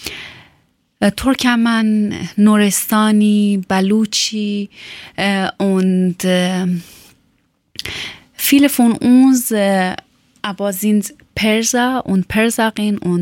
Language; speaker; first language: German; non-native, learner; Persian